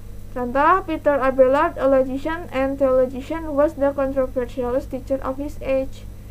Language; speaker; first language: English; non-native, fluent; Indonesian